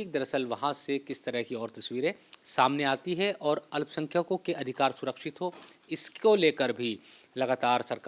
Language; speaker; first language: Hindi; native; Hindi